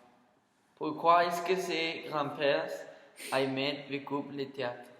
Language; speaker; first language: French; non-native, learner; Spanish